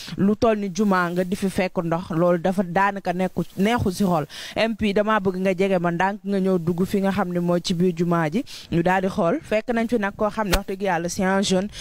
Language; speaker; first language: Wolof; native; Wolof